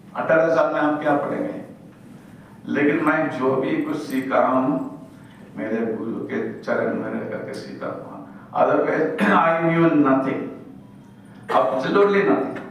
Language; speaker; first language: Hindi; non-native, local second language; Malayalam